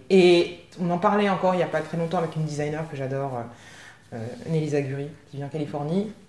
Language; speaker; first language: French; native; French